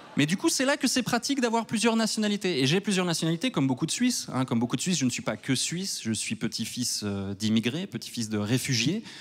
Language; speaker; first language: French; native; French